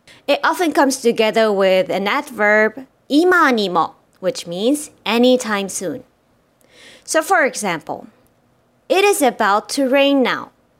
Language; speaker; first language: English; non-native, fluent; Japanese